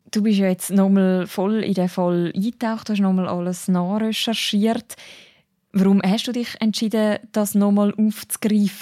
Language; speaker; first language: German; native; German